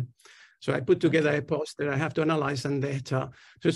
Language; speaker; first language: English; non-native, fluent; Spanish